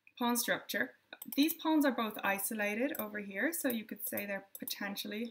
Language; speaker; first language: English; native; English